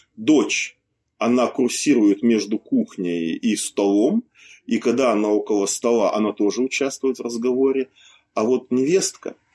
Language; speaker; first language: Russian; native; Russian